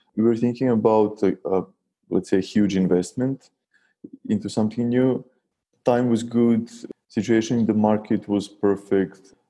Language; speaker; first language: English; non-native, fluent; Serbian